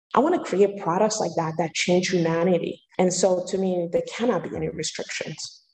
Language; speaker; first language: English; early bilingual, other home language; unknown